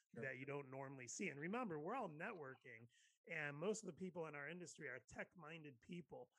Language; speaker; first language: English; native; English